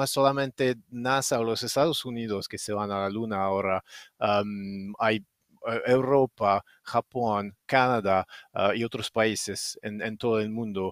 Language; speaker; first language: Spanish; non-native, fluent; French